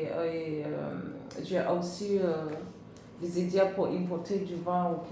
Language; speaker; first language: French; non-native, learner; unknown